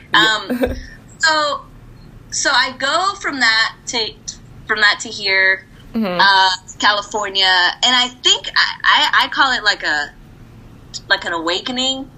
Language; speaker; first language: English; early bilingual, other home language; Spanish